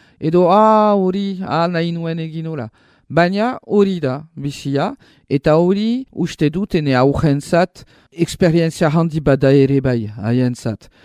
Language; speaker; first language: Basque; non-native, local second language; French